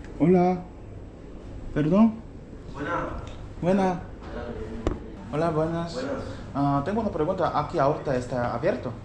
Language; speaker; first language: Spanish; non-native, learner; Korean